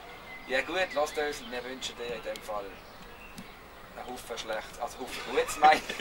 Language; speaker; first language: German; native; German